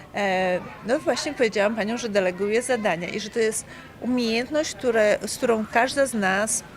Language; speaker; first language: Polish; native; Polish